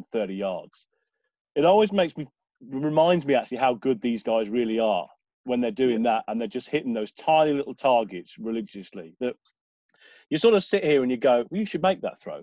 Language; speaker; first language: English; native; English